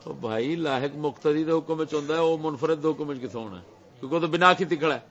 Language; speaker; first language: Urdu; non-native, local second language; Punjabi